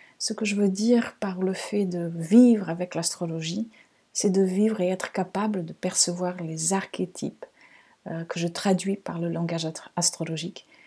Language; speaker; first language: French; non-native, fluent; Portuguese